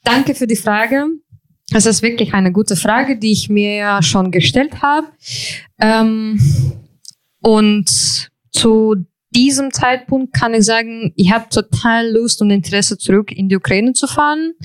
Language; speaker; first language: German; non-native, fluent; Ukrainian